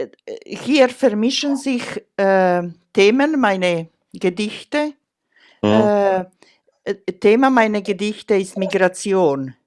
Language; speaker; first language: German; non-native, fluent; Croatian